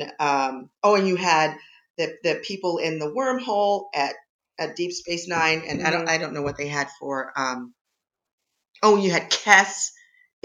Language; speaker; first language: English; native; English